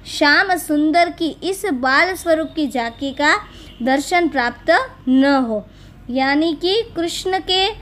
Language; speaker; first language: Hindi; non-native, local second language; Gujarati